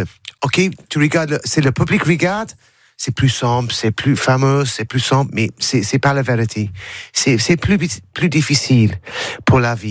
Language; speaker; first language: French; non-native, learner; English